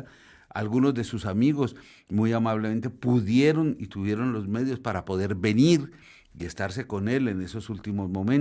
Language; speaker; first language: Spanish; native; Spanish